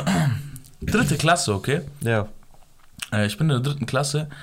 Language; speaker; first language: German; early bilingual, other home language; Persian